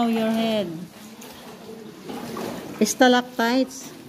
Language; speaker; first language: English; non-native, local second language; Filipino